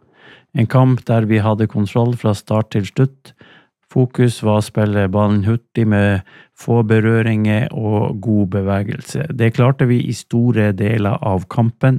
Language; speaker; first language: Norwegian; native; Norwegian